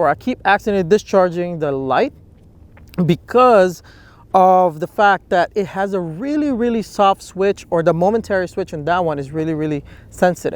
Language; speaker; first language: English; native; English